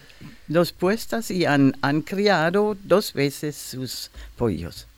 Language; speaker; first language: Spanish; non-native, learner; German